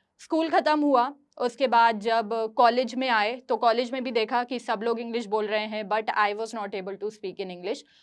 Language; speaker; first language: Hindi; native; Hindi